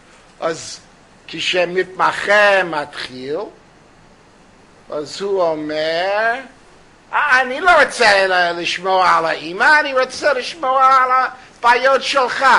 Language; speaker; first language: Hebrew; non-native, fluent; English